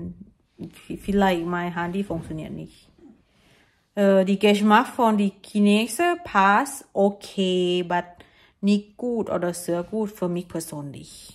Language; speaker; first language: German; non-native, learner; Thai